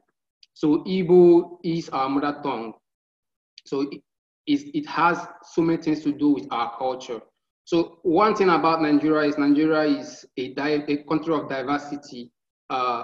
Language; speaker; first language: English; non-native, local second language; Igbo